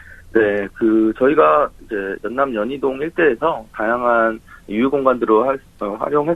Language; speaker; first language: Korean; native; Korean